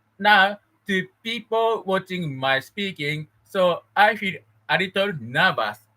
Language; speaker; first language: English; non-native, learner; Japanese